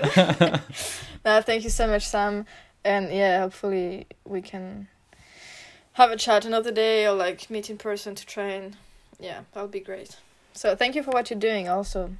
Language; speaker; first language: English; non-native, learner; French